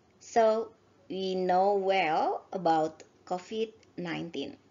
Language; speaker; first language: English; non-native, learner; Indonesian